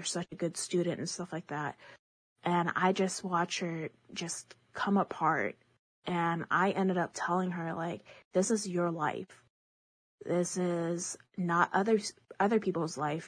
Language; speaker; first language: English; early bilingual, other home language; Chinese